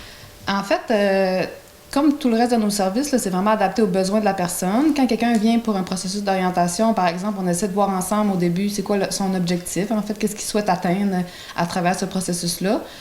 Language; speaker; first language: French; native; French